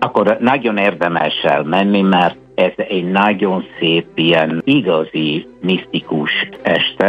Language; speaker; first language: Hungarian; non-native, fluent; Italian